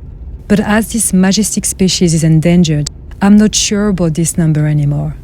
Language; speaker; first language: English; non-native, fluent; French